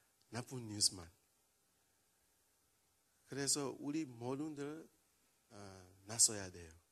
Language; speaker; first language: Korean; non-native, learner; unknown